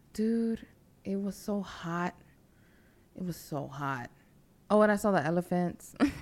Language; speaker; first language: English; early bilingual, other home language; Spanish